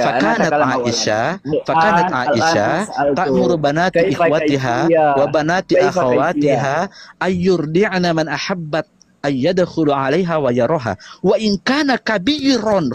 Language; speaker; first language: Arabic; non-native, learner; Indonesian